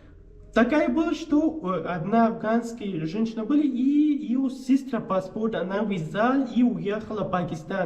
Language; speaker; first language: Russian; non-native, learner; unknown